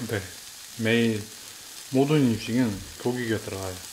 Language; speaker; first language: Korean; non-native, learner; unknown